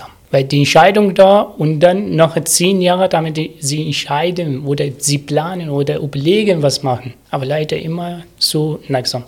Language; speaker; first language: German; non-native, learner; Arabic